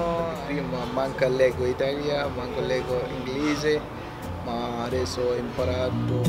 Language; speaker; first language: Italian; non-native, learner; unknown